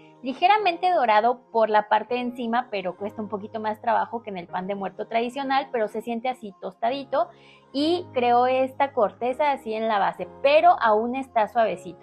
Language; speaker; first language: Spanish; native; Spanish